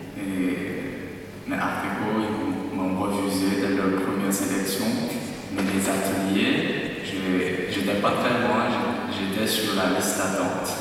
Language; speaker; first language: French; non-native, learner; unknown